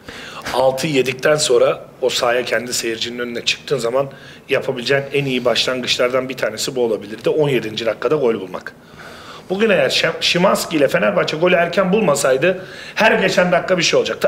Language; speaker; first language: Turkish; native; Turkish